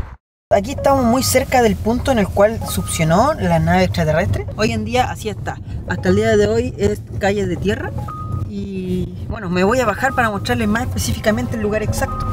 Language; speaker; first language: Spanish; native; Spanish